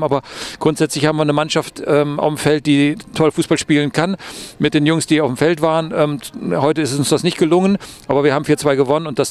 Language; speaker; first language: German; native; German